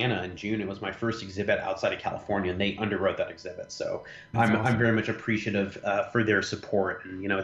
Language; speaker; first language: English; native; English